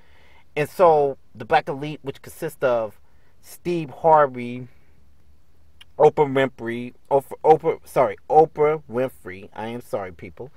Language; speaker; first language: English; native; English